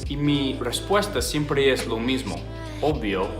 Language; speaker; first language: Spanish; non-native, fluent; English